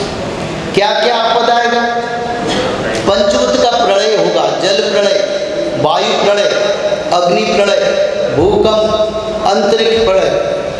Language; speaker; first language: Hindi; non-native, local second language; Odia